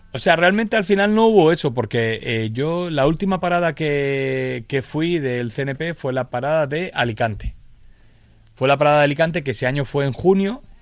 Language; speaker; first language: Spanish; native; Spanish